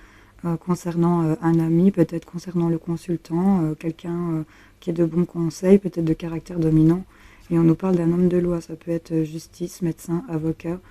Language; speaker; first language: French; native; French